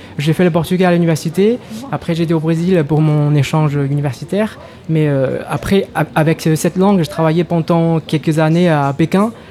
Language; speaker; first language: French; non-native, fluent; Chinese